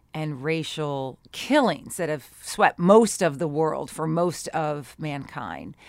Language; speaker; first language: English; native; English